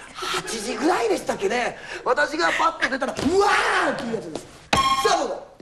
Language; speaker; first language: Japanese; native; Japanese